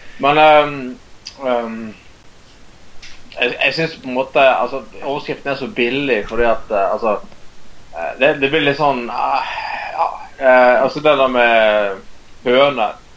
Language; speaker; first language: Norwegian; native; Norwegian